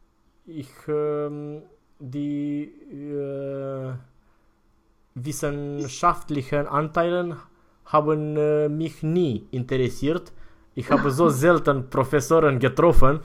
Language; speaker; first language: German; non-native, fluent; Romanian